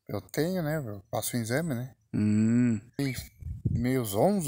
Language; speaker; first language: Portuguese; native; Portuguese